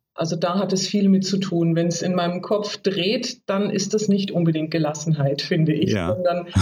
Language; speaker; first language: German; native; German